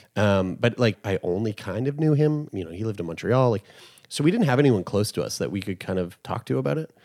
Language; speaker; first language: English; native; English